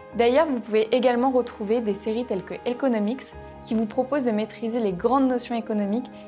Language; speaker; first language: French; native; French